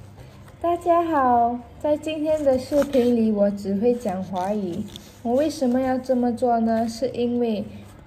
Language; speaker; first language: Chinese; non-native, local second language; English